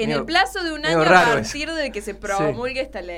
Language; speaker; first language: Spanish; native; Spanish